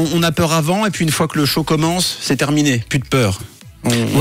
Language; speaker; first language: French; native; French